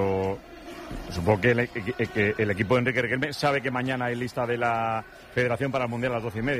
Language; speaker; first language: Spanish; native; Spanish